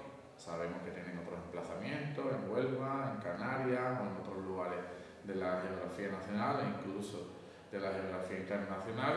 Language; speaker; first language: Spanish; native; Spanish